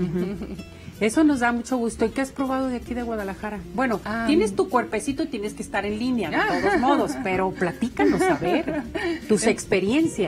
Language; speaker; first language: Spanish; native; Spanish